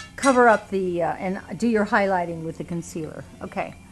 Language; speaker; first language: English; native; English